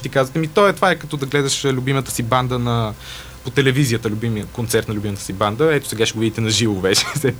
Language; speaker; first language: Bulgarian; native; Bulgarian